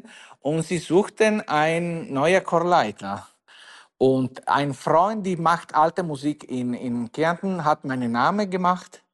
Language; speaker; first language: German; non-native, learner; Italian